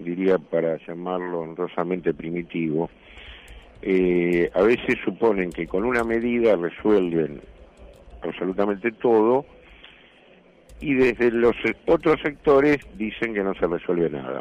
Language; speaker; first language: Spanish; native; Spanish